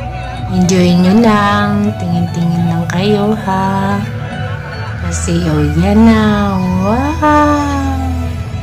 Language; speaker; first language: Filipino; non-native, local second language; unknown